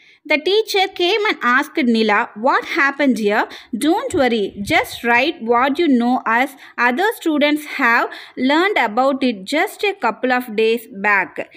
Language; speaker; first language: English; non-native, local second language; Tamil